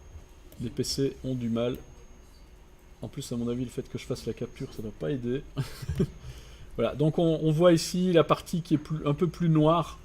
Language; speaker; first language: French; native; French